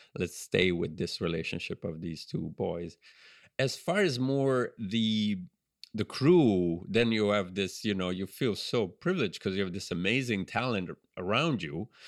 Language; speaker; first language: English; non-native, fluent; Italian